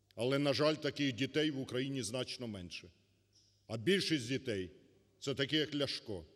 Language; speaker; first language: Ukrainian; native; Ukrainian